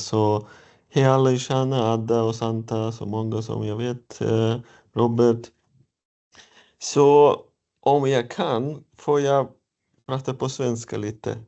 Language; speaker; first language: Swedish; non-native, fluent; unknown